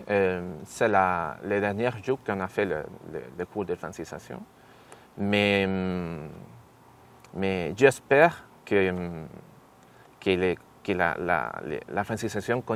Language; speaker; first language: French; non-native, learner; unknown